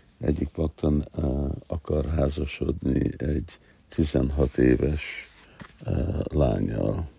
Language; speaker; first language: Hungarian; early bilingual, heritage; Hungarian